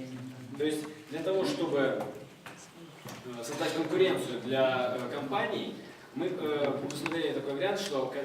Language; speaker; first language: Russian; native; Russian